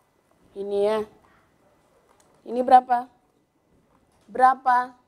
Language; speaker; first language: Indonesian; native; Indonesian